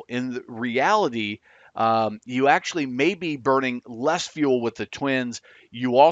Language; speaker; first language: English; native; English